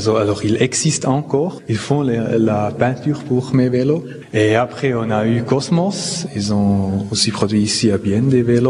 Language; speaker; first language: French; non-native, local second language; Swiss German